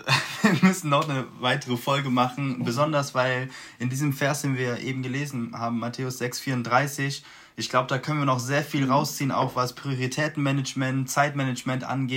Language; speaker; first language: German; native; German